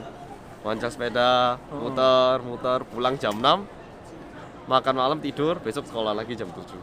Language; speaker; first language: Indonesian; early bilingual, other home language; Korean